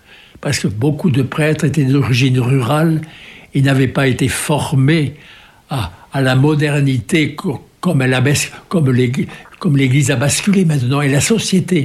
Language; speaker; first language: French; native; French